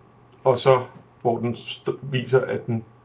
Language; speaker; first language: Danish; native; Danish